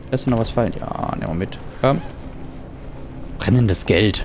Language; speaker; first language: German; native; German